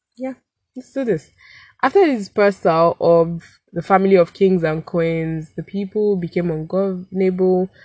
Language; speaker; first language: English; non-native, local second language; Yoruba